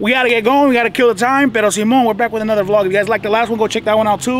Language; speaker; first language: English; early bilingual, other home language; Spanish